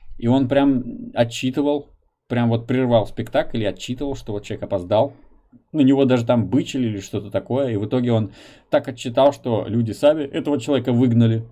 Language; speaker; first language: Russian; native; Russian